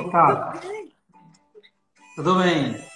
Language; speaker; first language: Portuguese; non-native, learner; Spanish